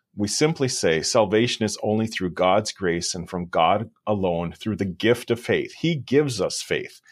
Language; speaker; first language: English; native; English